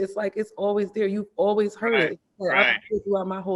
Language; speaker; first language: English; native; English